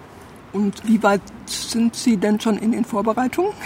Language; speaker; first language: German; native; German